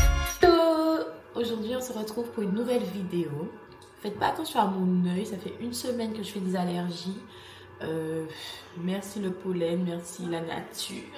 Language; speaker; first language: French; native; French